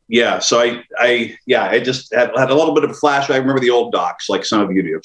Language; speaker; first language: English; native; English